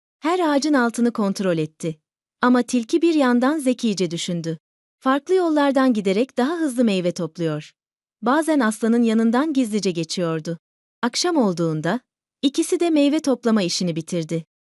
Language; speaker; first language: Turkish; native; Turkish